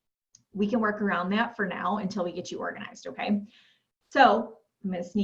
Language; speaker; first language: English; native; English